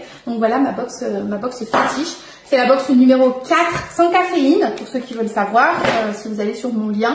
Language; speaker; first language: French; native; French